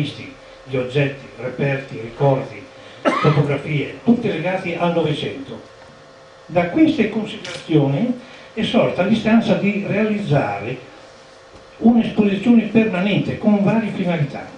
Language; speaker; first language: Italian; native; Italian